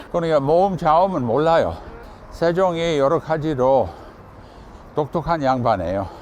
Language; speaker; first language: Korean; non-native, fluent; English